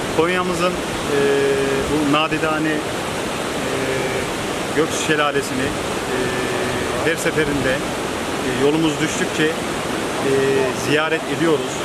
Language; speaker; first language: Turkish; native; Turkish